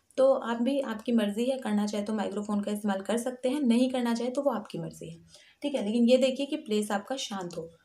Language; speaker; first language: Hindi; native; Hindi